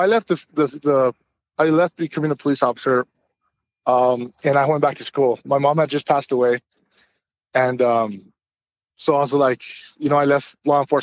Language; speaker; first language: English; native; English